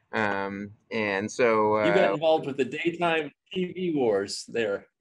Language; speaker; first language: English; native; English